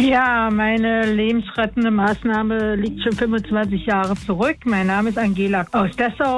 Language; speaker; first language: German; native; German